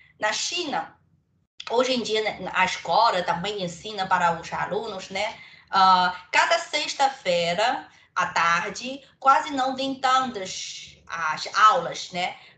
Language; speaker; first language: Portuguese; non-native, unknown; Chinese